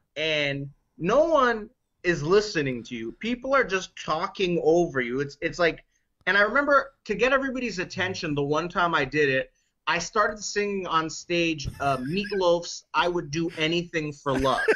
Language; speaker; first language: English; native; English